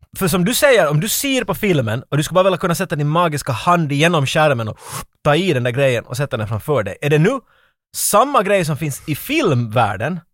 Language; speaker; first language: Swedish; native; Swedish